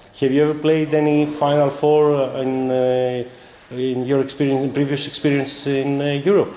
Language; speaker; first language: English; non-native, fluent; Greek